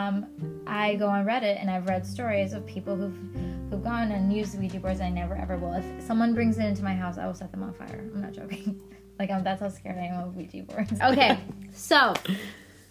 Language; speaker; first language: English; native; English